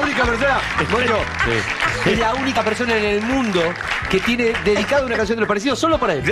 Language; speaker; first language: Spanish; native; Spanish